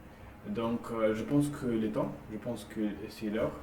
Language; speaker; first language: French; non-native, learner; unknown